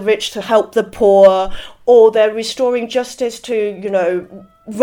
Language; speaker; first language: English; non-native, local second language; Cantonese